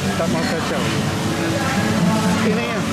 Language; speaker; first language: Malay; non-native, learner; English